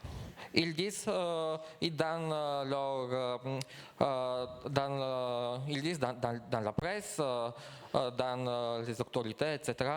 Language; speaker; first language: French; non-native, fluent; Bulgarian